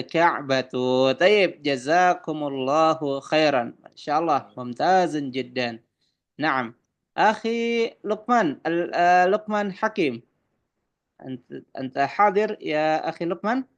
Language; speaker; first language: Arabic; non-native, fluent; Indonesian